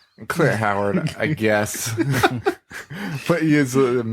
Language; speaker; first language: English; native; English